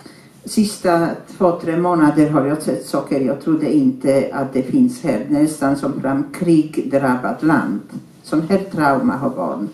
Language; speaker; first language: Swedish; non-native, fluent; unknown